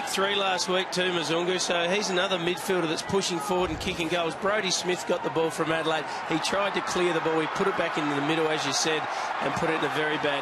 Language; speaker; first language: English; native; English